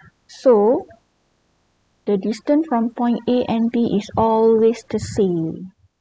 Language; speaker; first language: English; non-native, local second language; Malay